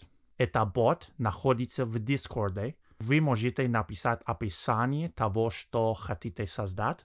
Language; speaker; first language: Russian; non-native, fluent; English